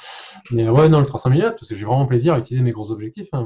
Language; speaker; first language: French; native; French